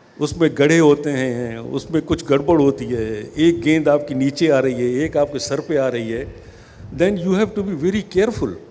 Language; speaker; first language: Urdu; non-native, local second language; Sindhi